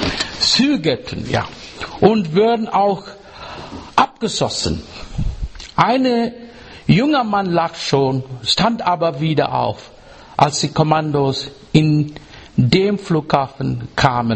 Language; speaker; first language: German; non-native, learner; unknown